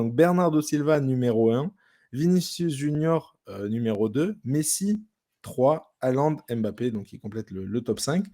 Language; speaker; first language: French; native; French